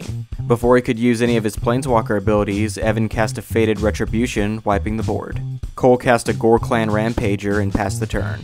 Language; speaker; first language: English; native; English